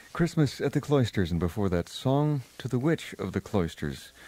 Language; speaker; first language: English; native; English